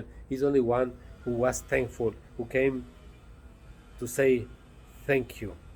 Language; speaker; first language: English; non-native, fluent; Spanish